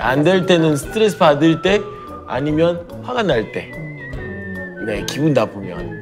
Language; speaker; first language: Korean; early bilingual, heritage; Korean